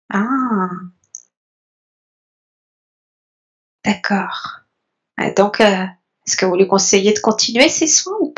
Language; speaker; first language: French; native; French